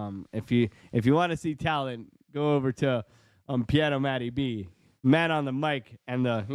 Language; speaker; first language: English; native; English